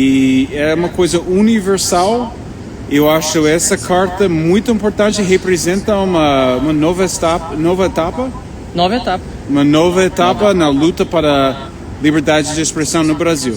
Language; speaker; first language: Portuguese; non-native, fluent; English